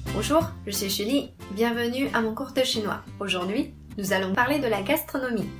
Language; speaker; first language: French; non-native, fluent; Chinese